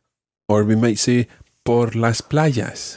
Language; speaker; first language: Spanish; non-native, fluent; English